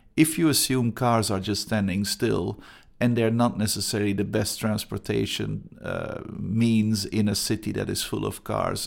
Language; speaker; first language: English; non-native, fluent; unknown